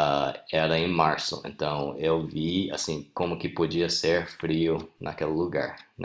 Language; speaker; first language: Portuguese; non-native, fluent; English